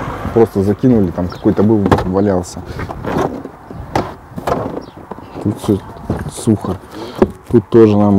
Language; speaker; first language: Russian; native; Russian